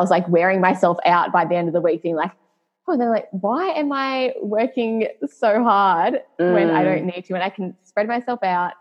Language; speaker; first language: English; native; English